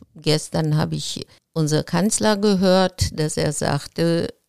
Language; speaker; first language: German; non-native, fluent; Turkish